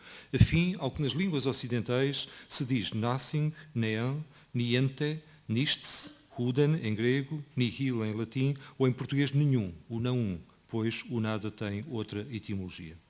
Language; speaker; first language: Portuguese; native; Portuguese